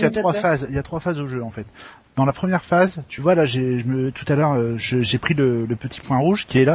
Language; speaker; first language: French; native; French